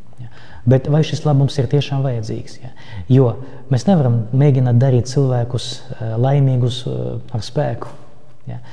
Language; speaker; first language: Latvian; non-native, local second language; Russian